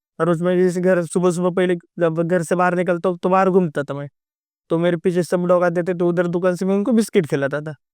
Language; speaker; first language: Hindi; non-native, local second language; Marathi